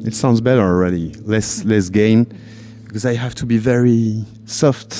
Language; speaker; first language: English; non-native, fluent; French